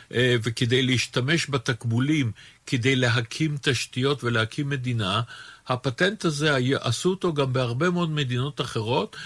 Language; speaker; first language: Hebrew; native; Hebrew